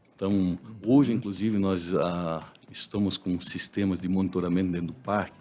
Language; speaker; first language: Portuguese; native; Portuguese